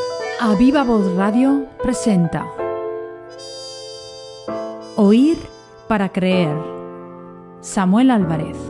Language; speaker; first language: Spanish; native; Spanish